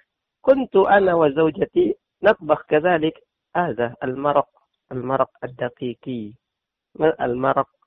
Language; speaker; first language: Arabic; non-native, learner; Indonesian